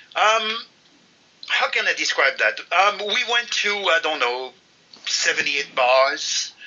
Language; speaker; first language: English; non-native, fluent; French